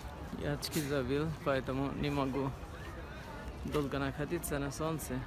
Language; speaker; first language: Russian; non-native, learner; Bangla